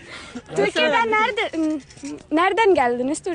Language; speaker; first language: Turkish; non-native, learner; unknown